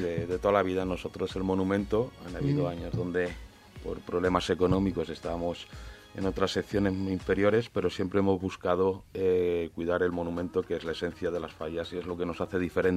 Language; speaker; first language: Spanish; native; Spanish